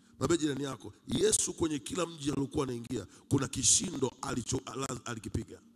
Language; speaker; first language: Swahili; native; Swahili